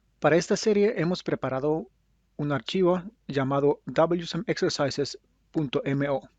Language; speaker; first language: Spanish; non-native, fluent; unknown